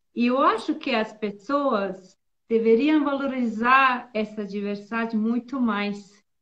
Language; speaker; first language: Portuguese; non-native, fluent; Serbian